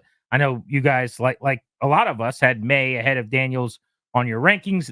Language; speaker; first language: English; native; English